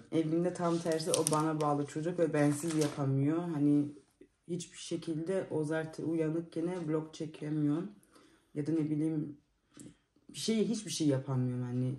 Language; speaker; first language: Turkish; early bilingual, heritage; Turkish